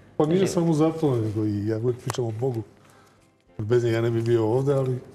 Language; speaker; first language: Bosnian; early bilingual, heritage; Serbian